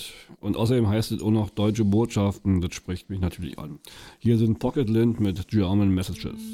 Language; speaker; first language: German; native; German